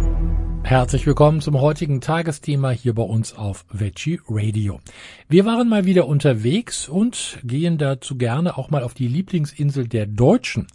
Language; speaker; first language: German; native; German